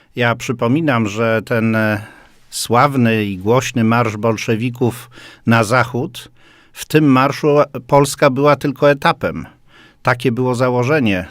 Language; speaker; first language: Polish; native; Polish